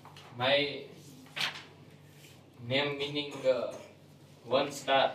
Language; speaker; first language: English; non-native, learner; Gujarati